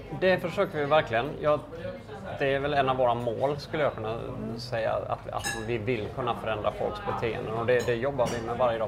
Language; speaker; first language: Swedish; native; Swedish